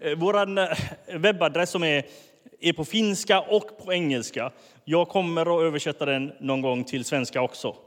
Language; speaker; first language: Swedish; early bilingual, other home language; Finnish